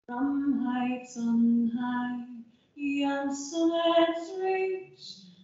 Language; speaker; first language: English; native; English